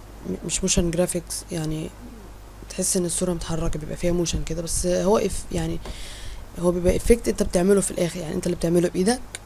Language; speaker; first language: Arabic; native; Arabic